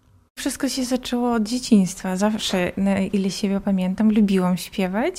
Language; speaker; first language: Polish; non-native, fluent; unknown